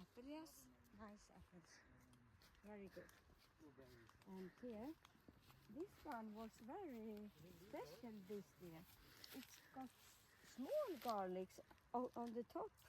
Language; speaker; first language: English; non-native, learner; Swedish